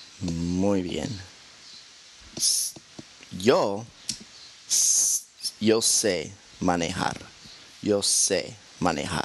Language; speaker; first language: Spanish; non-native, fluent; English